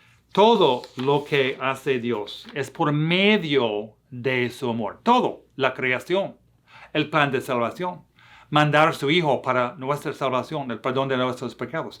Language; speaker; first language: Spanish; non-native, fluent; English